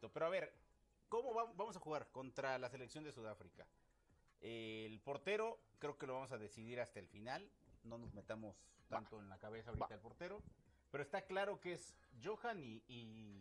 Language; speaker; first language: Spanish; native; Spanish